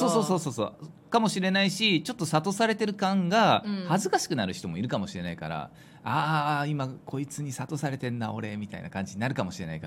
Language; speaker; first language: Japanese; native; Japanese